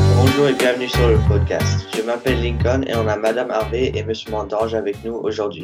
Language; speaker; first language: French; non-native, learner; English